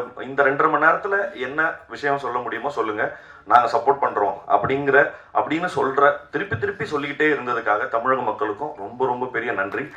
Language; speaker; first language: Tamil; native; Tamil